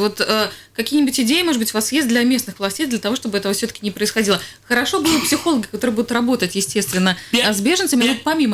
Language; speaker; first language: Russian; native; Russian